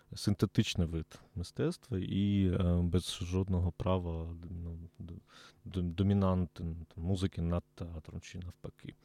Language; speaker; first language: Ukrainian; native; Ukrainian